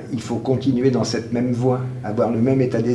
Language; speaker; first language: French; native; French